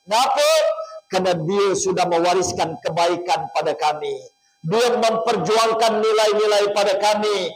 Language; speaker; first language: Malay; native; Malay